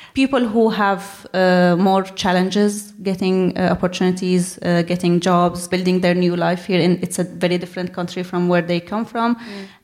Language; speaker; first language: English; non-native, fluent; Arabic